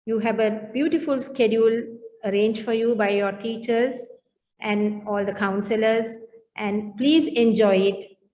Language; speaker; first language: English; non-native, local second language; Sinhala